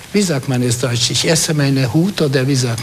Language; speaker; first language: German; non-native, fluent; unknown